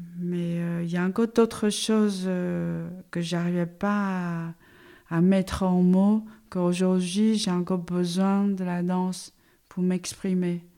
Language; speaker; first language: French; non-native, fluent; Chinese